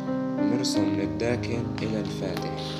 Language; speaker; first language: Arabic; native; Arabic